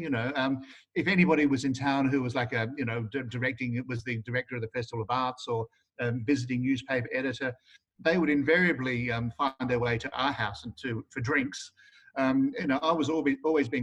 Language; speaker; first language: English; native; English